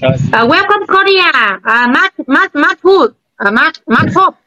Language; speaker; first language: English; non-native, learner; Vietnamese